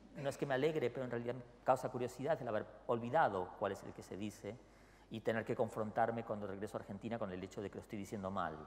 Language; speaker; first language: Spanish; native; Spanish